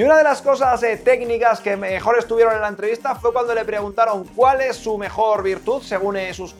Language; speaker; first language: Spanish; native; Spanish